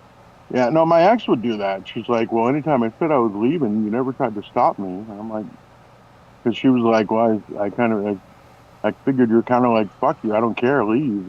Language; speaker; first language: English; native; English